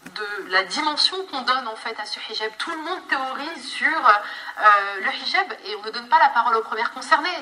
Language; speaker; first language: French; native; French